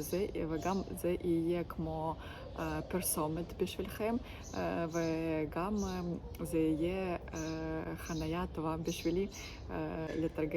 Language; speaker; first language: Hebrew; non-native, learner; Ukrainian